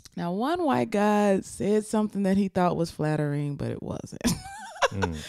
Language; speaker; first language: English; native; English